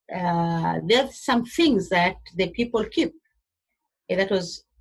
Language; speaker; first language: English; non-native, local second language; Somali